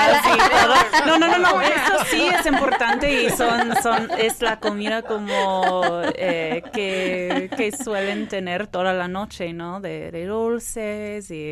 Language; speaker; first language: Spanish; non-native, fluent; English